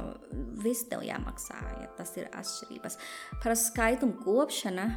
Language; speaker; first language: Latvian; non-native, fluent; Thai